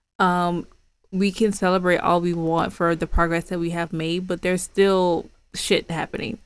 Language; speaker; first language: English; native; English